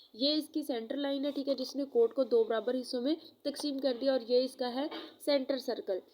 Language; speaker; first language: Urdu; non-native, local second language; Punjabi